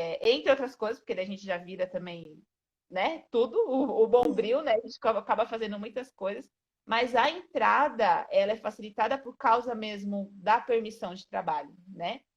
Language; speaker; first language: Portuguese; native; Portuguese